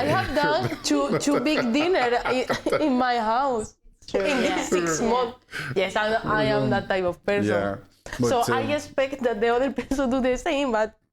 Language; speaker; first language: English; non-native, learner; Spanish